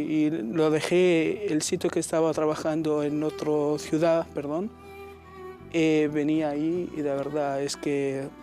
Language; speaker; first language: Spanish; non-native, learner; Arabic